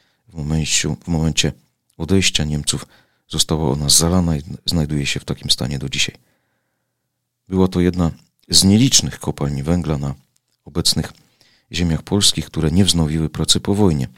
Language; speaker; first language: Polish; native; Polish